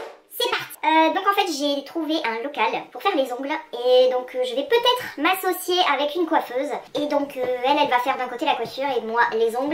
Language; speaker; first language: French; native; French